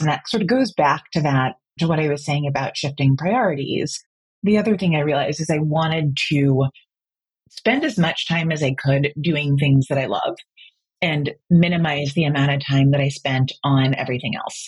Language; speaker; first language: English; native; English